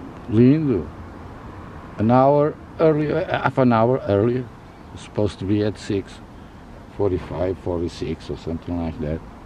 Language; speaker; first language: English; non-native, fluent; Portuguese